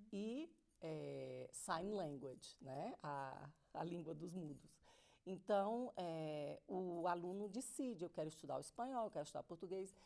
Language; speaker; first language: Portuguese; native; Portuguese